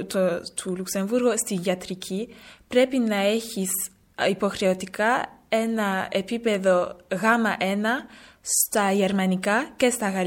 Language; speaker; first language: Greek; early bilingual, heritage; French